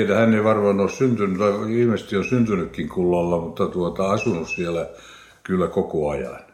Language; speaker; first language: Finnish; non-native, local second language; Swedish